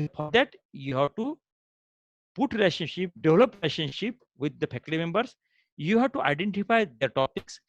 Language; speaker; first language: English; non-native, local second language; Marathi